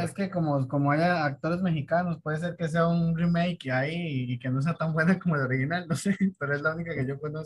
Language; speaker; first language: Spanish; native; Spanish